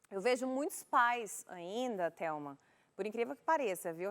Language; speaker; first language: Portuguese; native; Portuguese